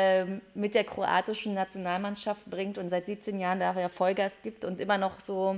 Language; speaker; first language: German; native; German